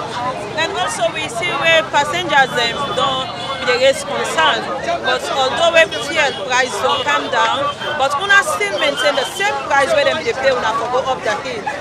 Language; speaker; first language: English; non-native, local second language; Krio